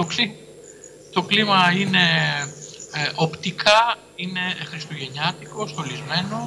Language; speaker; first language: Greek; native; Greek